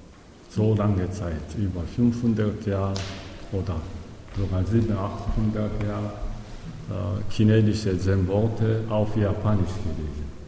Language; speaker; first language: German; non-native, learner; Japanese